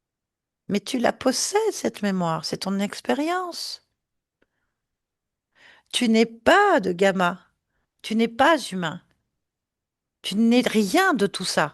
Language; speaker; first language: French; native; French